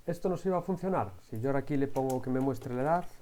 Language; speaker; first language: Spanish; native; Spanish